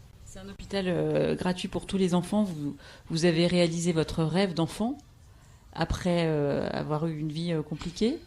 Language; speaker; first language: French; native; French